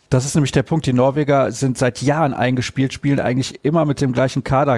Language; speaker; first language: German; native; German